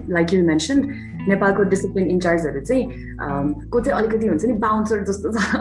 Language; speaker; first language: English; non-native, local second language; Nepali